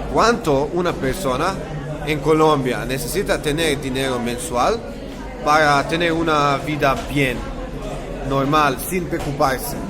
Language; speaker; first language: Spanish; non-native, learner; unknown